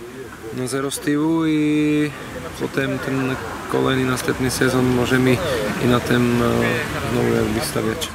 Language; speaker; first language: Polish; non-native, fluent; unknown